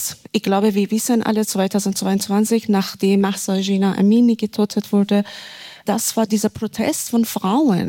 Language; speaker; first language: German; non-native, fluent; Persian